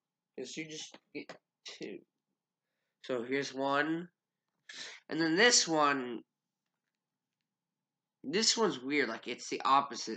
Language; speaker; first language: English; native; English